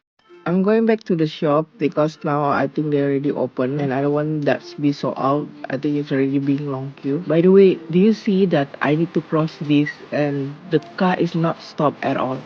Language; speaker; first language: English; non-native, learner; Indonesian